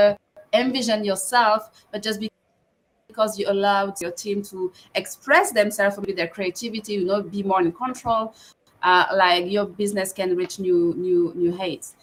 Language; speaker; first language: English; non-native, fluent; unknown